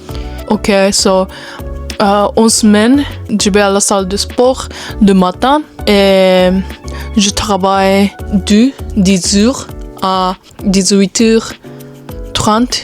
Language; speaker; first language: French; non-native, learner; Japanese